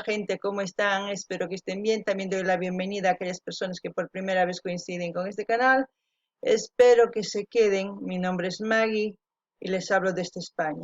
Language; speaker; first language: Spanish; non-native, local second language; Quechua